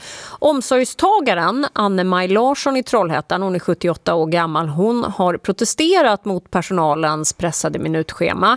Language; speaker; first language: Swedish; native; Swedish